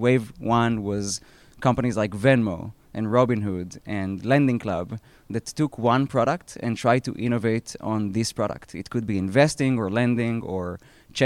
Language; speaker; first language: English; non-native, fluent; Hebrew